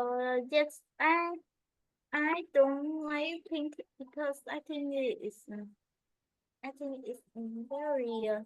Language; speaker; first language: English; non-native, learner; Vietnamese